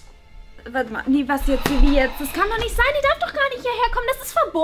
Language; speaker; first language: German; native; German